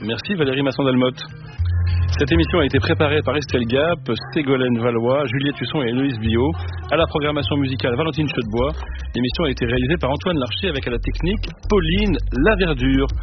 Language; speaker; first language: French; native; French